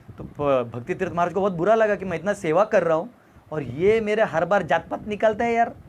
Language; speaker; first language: Hindi; non-native, local second language; Marathi